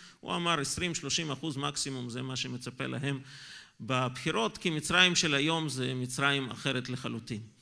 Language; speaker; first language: Hebrew; non-native, fluent; Russian